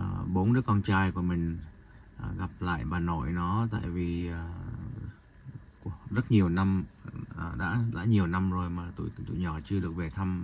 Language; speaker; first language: Vietnamese; early bilingual, heritage; Vietnamese